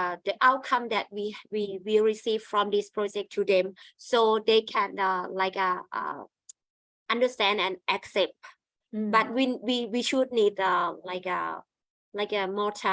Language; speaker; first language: English; non-native, learner; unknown